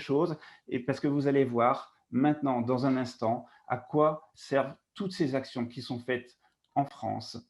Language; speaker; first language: French; native; French